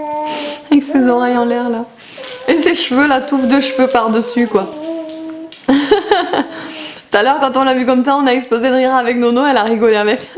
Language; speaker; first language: French; native; French